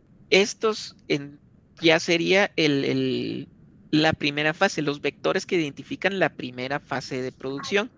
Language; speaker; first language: Spanish; native; Spanish